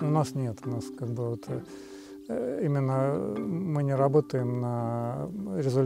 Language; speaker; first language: Russian; native; Russian